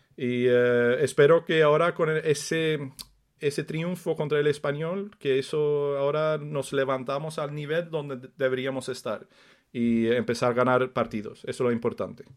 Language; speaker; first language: Spanish; early bilingual, other home language; Swedish